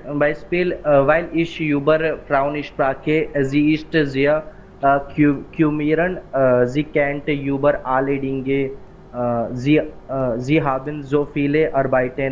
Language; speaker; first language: German; non-native, learner; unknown